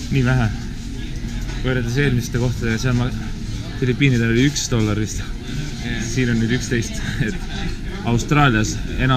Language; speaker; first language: Estonian; native; Estonian